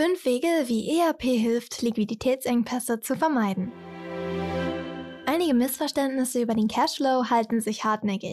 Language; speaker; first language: German; native; German